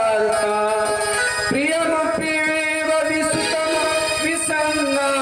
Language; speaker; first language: Hindi; native; Hindi